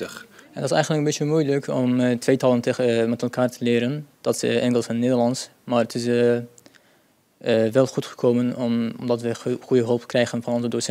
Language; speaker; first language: Dutch; non-native, learner; Arabic